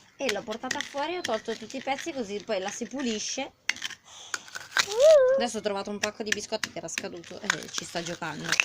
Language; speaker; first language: Italian; native; Italian